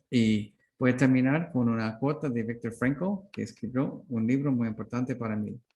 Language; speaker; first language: Spanish; non-native, learner; English